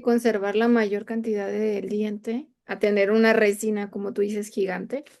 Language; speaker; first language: Spanish; native; Spanish